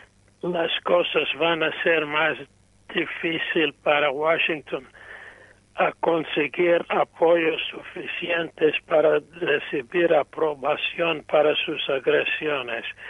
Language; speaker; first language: Spanish; non-native, fluent; English